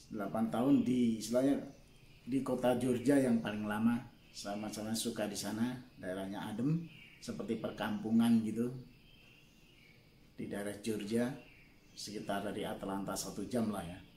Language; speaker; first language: Indonesian; non-native, local second language; Javanese